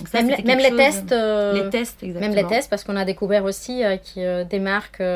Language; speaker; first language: French; non-native, fluent; Spanish